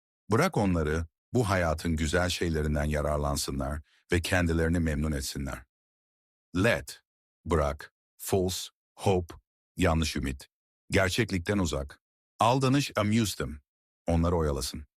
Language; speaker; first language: Turkish; native; Turkish